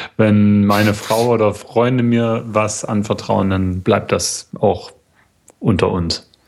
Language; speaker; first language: German; native; German